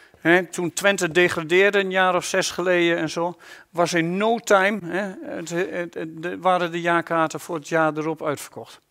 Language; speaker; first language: Dutch; native; Dutch